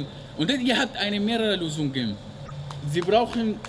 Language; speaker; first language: German; non-native, learner; Arabic